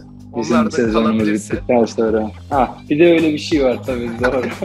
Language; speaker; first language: Turkish; native; Turkish